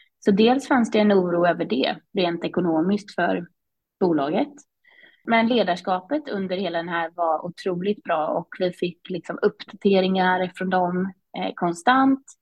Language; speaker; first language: Swedish; native; Swedish